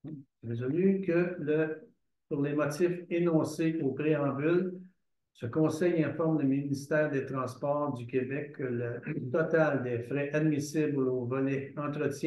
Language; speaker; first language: French; native; French